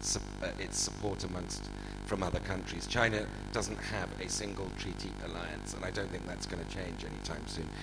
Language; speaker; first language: English; native; English